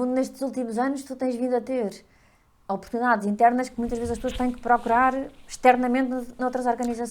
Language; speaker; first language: Portuguese; native; Portuguese